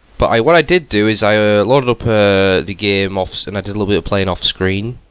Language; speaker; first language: English; native; English